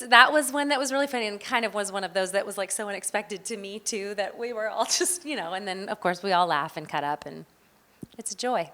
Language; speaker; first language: English; native; English